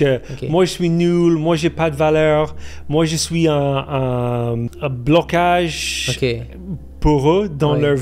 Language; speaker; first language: French; non-native, fluent; English